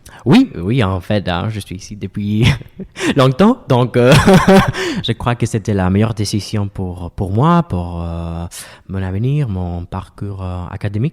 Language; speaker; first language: French; non-native, fluent; Spanish